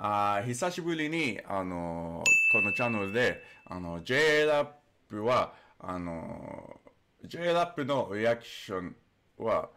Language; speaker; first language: Japanese; non-native, learner; English